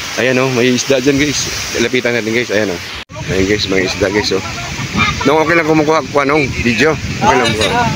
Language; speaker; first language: Filipino; non-native, local second language; Cebuano